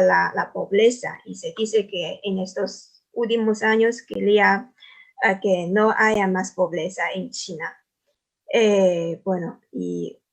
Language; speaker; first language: Spanish; non-native, fluent; Chinese